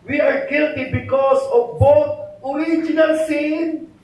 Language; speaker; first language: English; non-native, local second language; Filipino